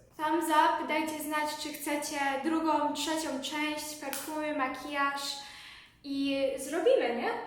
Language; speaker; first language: Polish; early bilingual, heritage; Polish